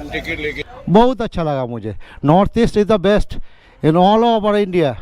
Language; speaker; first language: Hindi; non-native, local second language; Bangla